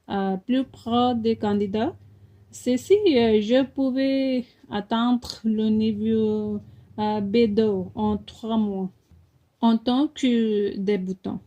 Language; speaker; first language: French; non-native, fluent; Punjabi